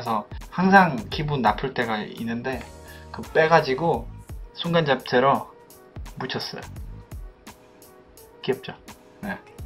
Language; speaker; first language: Korean; non-native, fluent; Polish